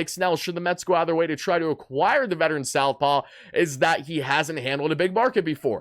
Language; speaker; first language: English; native; English